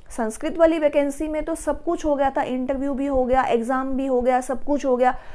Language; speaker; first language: Hindi; native; Hindi